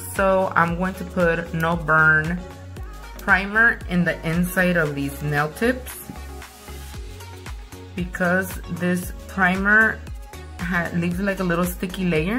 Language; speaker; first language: English; early bilingual, other home language; Spanish